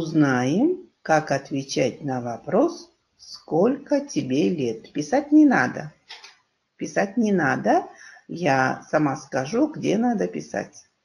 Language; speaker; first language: Russian; non-native, local second language; Kyrgyz